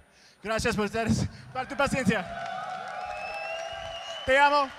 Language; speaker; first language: Spanish; non-native, learner; English